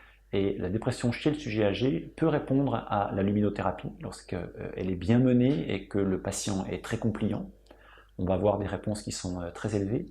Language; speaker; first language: French; native; French